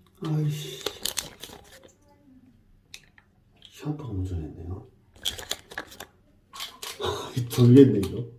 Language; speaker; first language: Korean; native; Korean